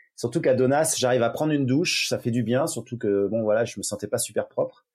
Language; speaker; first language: French; native; French